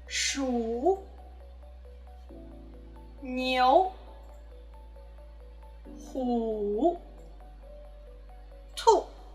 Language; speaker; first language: Chinese; non-native, fluent; English